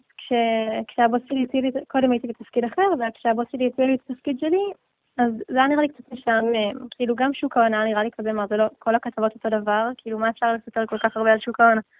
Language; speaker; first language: Hebrew; native; Hebrew